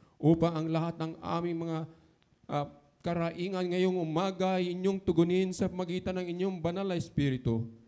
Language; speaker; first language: Filipino; native; Filipino